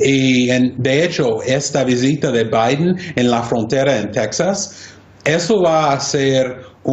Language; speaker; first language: Spanish; non-native, fluent; English